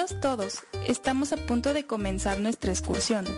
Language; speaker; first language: Spanish; native; Spanish